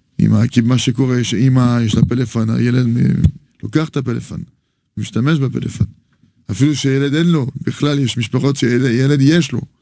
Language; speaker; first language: Hebrew; non-native, fluent; French